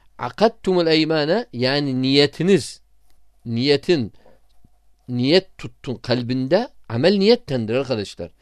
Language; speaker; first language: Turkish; non-native, fluent; Arabic